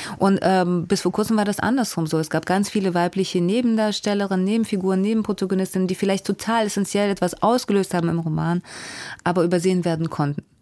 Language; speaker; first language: German; early bilingual, other home language; Russian